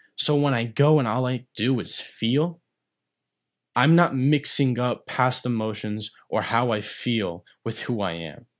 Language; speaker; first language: English; native; English